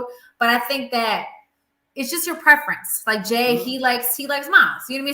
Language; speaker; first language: English; native; English